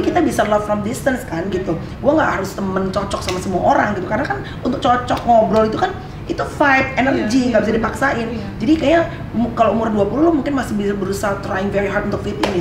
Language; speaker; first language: Indonesian; native; Indonesian